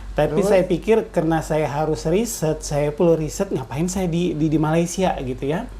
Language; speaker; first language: Indonesian; native; Indonesian